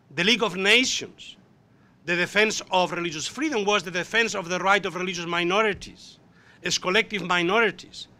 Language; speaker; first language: English; non-native, fluent; Spanish